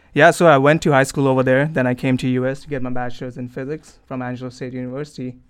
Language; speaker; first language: English; non-native, local second language; Hindi